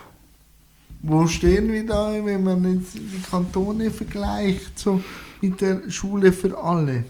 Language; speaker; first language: German; native; German